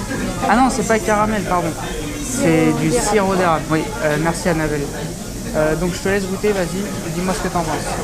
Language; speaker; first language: French; native; French